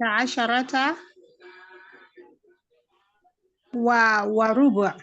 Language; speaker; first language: Arabic; non-native, learner; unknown